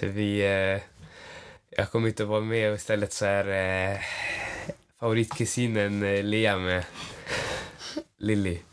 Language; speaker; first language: Swedish; native; Swedish